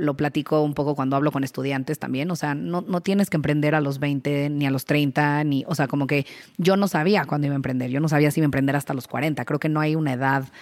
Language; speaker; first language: Spanish; native; Spanish